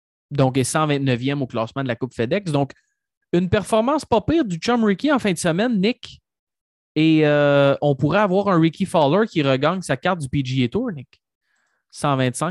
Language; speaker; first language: French; native; French